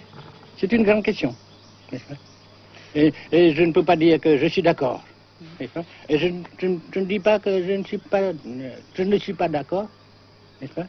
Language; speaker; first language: French; non-native, fluent; Vietnamese